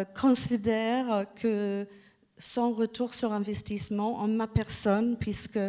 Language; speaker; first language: French; non-native, fluent; English